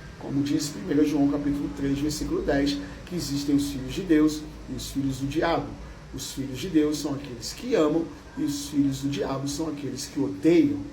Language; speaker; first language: Portuguese; native; Portuguese